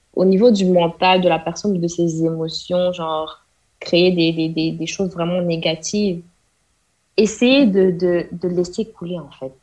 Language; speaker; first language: French; non-native, local second language; Wolof